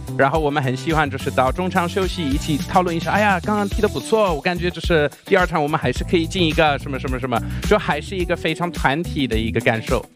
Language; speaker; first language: Chinese; non-native, fluent; French